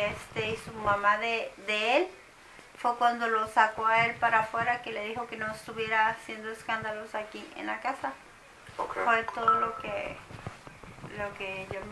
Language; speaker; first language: Spanish; native; Spanish